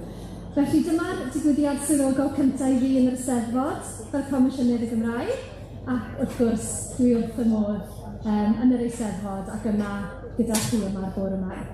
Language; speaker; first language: Welsh; native; Welsh